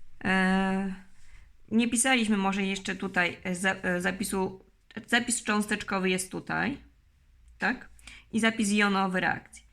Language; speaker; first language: Polish; native; Polish